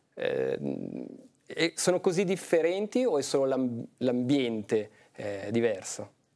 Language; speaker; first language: Italian; native; Italian